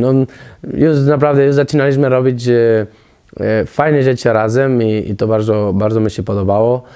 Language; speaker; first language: Polish; non-native, learner; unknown